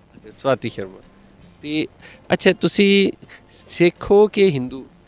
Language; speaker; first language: Punjabi; native; Punjabi